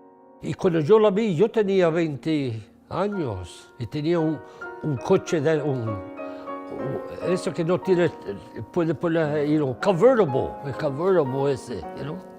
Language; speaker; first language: Spanish; early bilingual, heritage; English